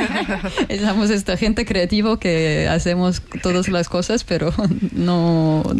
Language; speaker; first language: Spanish; non-native, fluent; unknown